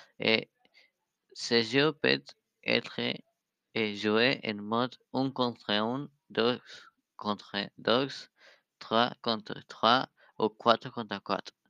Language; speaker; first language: French; non-native, learner; Spanish